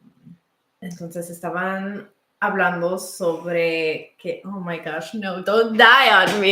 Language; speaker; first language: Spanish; early bilingual, heritage; Spanish